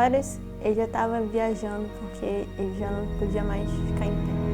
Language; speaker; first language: Portuguese; early bilingual, heritage; Portuguese